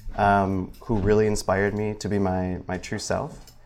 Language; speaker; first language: English; native; English